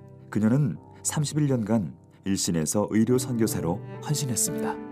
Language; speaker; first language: Korean; native; Korean